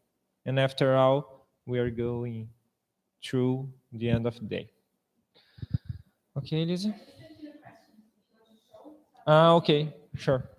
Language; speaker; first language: English; non-native, fluent; Portuguese